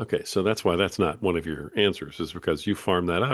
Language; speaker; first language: English; native; English